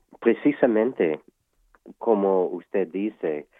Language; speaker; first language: Spanish; non-native, fluent; English